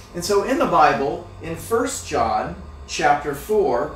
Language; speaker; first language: English; native; English